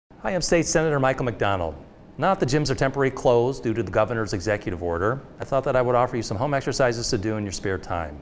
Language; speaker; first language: English; native; English